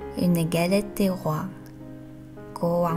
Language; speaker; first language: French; non-native, fluent; Chinese